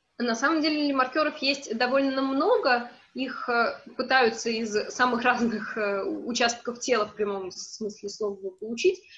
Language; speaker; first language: Russian; native; Russian